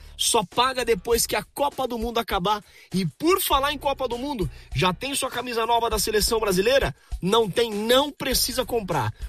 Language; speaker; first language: Portuguese; native; Portuguese